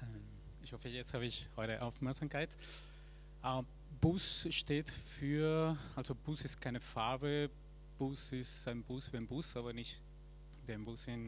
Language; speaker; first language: German; non-native, fluent; Spanish